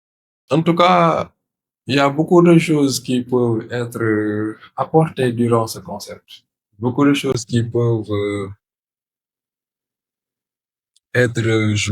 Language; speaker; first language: French; non-native, local second language; Wolof